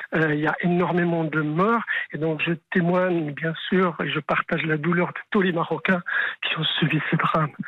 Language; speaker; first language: French; non-native, local second language; Arabic